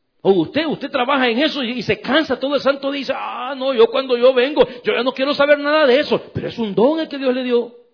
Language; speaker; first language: Spanish; native; Spanish